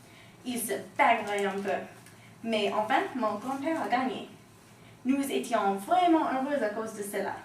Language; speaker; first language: French; non-native, learner; English